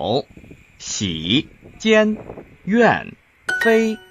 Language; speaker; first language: Chinese; non-native, learner; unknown